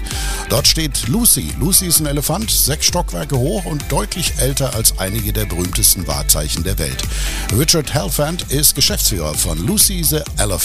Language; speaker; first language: German; native; German